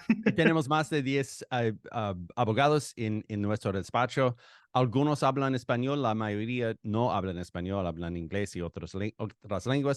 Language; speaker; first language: Spanish; non-native, fluent; English